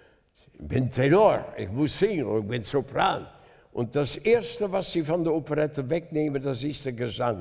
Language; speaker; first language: German; non-native, fluent; Dutch